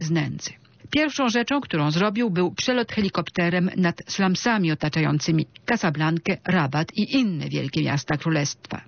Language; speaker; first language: Polish; native; Polish